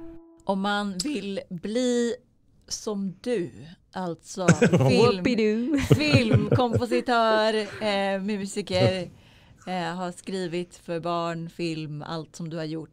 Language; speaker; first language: Swedish; native; Swedish